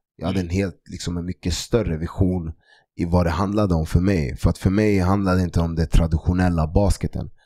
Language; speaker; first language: Swedish; native; Swedish